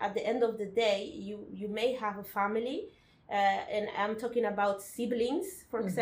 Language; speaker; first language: English; non-native, fluent; Spanish